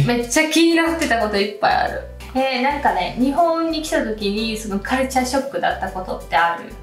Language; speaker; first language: Japanese; early bilingual, other home language; Russian